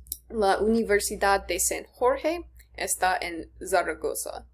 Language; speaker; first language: Spanish; non-native, learner; English